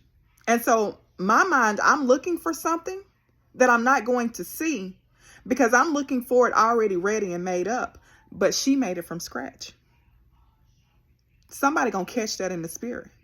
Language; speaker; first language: English; native; English